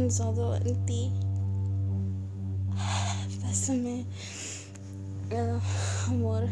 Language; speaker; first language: Spanish; non-native, learner; English